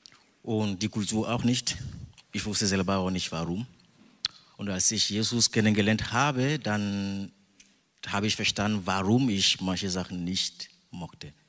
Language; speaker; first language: German; non-native, fluent; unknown